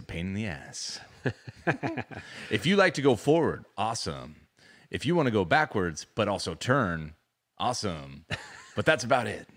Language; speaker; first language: English; native; English